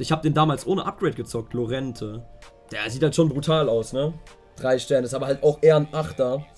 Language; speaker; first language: German; native; German